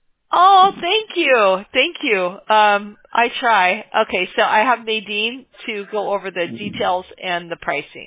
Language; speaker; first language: English; native; English